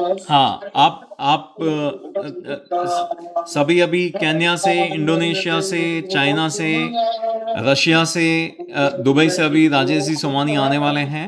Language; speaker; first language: Hindi; native; Hindi